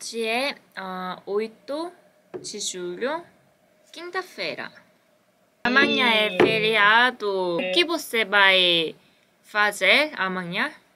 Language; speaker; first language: Portuguese; non-native, learner; Korean